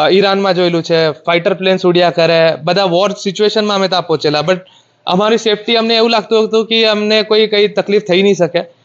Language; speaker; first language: Gujarati; non-native, local second language; Marathi